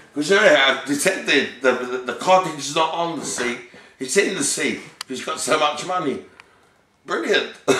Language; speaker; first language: English; native; English